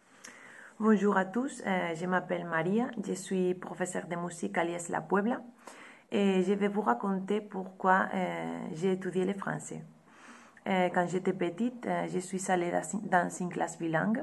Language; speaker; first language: French; non-native, fluent; Spanish